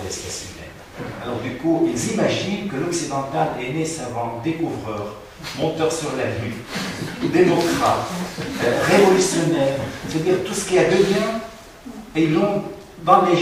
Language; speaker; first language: French; non-native, fluent; Arabic